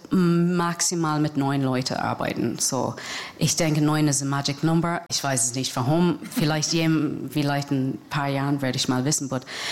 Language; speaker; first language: German; non-native, fluent; English